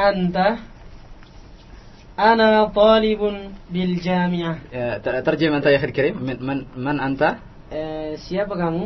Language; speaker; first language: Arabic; non-native, learner; Indonesian